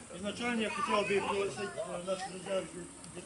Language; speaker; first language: Russian; non-native, local second language; Latvian